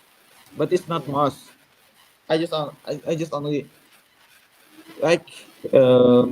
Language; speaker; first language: English; non-native, learner; Indonesian